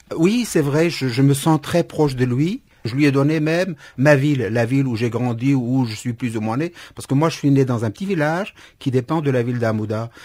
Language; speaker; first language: French; non-native, fluent; Kurdish